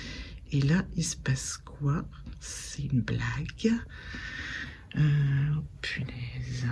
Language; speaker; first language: French; native; French